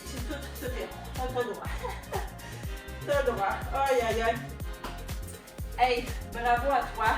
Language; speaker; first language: French; native; French